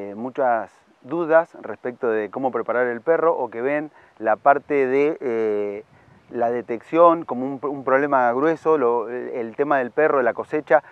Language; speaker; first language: Spanish; native; Spanish